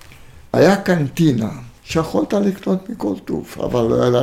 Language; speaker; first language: Hebrew; non-native, fluent; Romanian